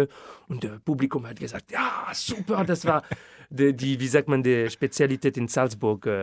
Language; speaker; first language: German; non-native, fluent; French